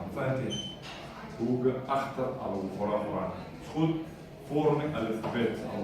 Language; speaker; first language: Dutch; non-native, learner; Somali